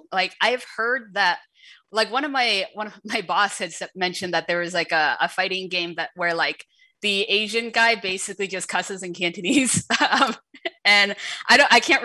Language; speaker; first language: English; early bilingual, other home language; Wu Chinese